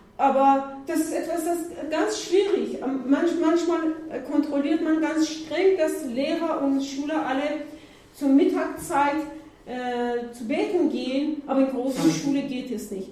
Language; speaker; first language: German; non-native, learner; Persian